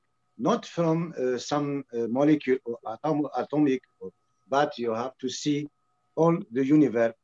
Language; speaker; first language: English; non-native, learner; French